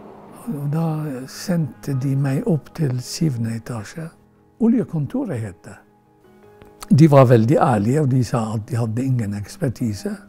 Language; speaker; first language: Norwegian; non-native, fluent; Arabic